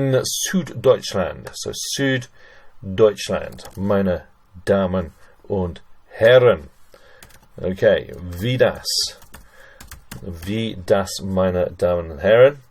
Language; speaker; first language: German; non-native, fluent; English